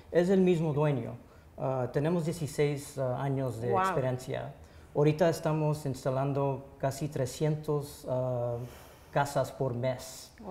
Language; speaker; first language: Spanish; early bilingual, heritage; Spanish